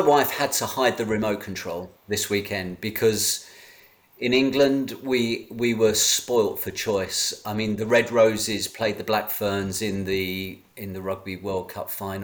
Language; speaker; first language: English; native; English